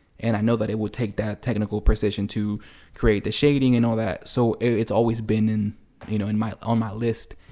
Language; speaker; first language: English; early bilingual, other home language; Spanish